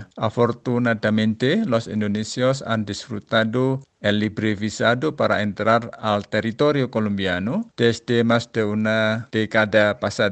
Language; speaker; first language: Spanish; non-native, fluent; Indonesian